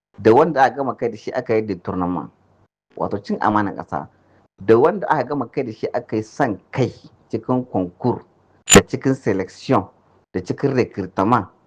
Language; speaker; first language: Hausa; native; Hausa